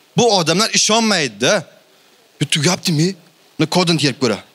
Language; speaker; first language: Uzbek; native; Uzbek